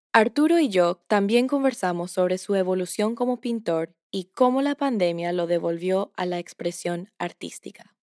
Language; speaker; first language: Spanish; early bilingual, heritage; Spanish